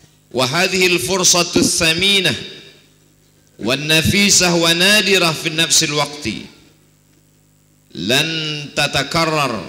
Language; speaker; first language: Arabic; non-native, fluent; Indonesian